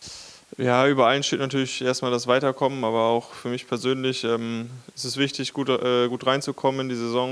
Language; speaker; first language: German; native; German